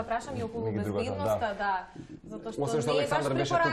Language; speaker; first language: Macedonian; native; Macedonian